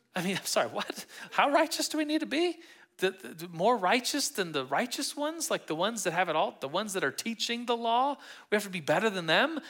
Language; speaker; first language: English; native; English